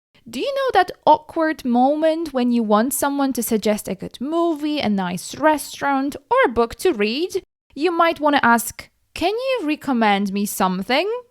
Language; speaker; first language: English; non-native, fluent; Polish